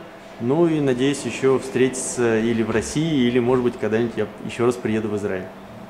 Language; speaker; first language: Russian; native; Russian